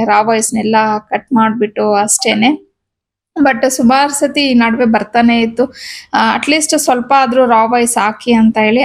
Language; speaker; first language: Kannada; non-native, local second language; Telugu